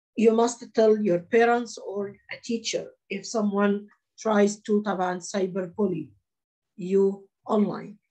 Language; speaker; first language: English; non-native, fluent; Arabic